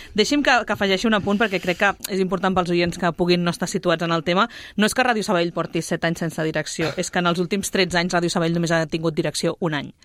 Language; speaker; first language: Catalan; native; Catalan